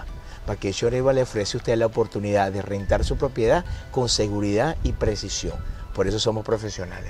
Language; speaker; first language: Spanish; native; Spanish